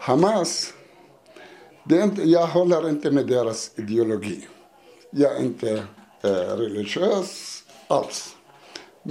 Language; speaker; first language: Swedish; non-native, learner; Arabic